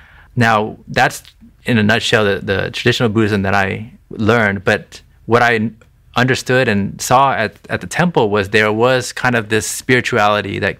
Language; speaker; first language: English; native; English